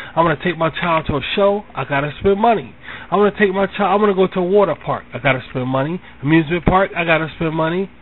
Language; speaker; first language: English; native; English